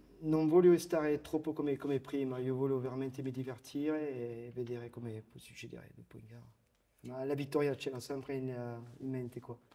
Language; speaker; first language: Italian; non-native, fluent; French